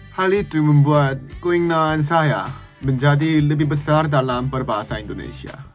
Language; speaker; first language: Indonesian; non-native, learner; Korean